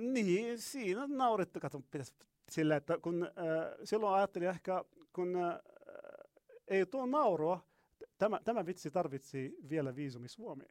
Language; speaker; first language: Finnish; non-native, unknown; Arabic